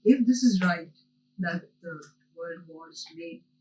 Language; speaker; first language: English; non-native, local second language; Hindi